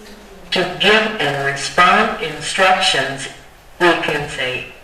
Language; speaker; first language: English; non-native, learner; Indonesian